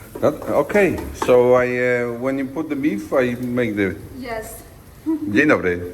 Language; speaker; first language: English; non-native, learner; Polish